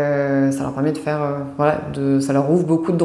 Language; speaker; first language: French; native; French